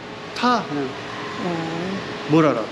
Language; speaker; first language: Korean; native; Korean